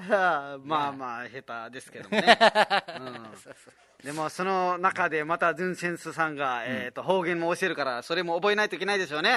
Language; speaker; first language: Japanese; non-native, fluent; Nepali